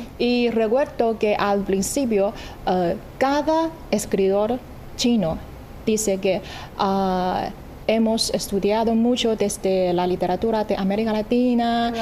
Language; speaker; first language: Spanish; non-native, fluent; Chinese